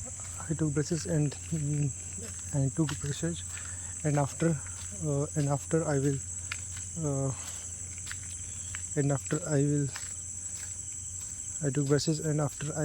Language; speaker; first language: English; non-native, learner; Hindi